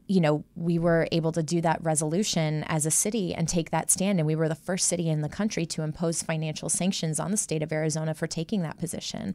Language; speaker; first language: English; native; English